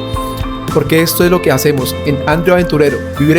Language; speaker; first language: Spanish; native; Spanish